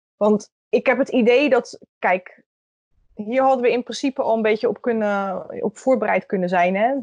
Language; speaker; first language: Dutch; native; Dutch